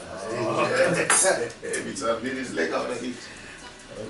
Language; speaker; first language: German; non-native, learner; Portuguese